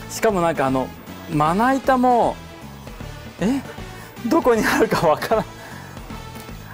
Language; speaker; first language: Japanese; native; Japanese